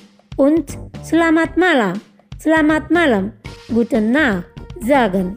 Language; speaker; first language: German; non-native, fluent; Indonesian